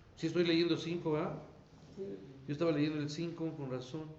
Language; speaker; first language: Spanish; native; Spanish